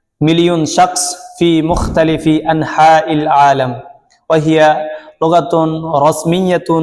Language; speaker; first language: Arabic; non-native, learner; Bangla